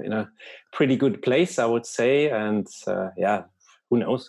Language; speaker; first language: English; non-native, fluent; German